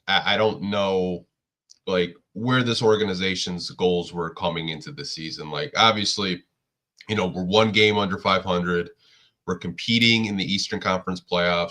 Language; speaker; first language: English; native; English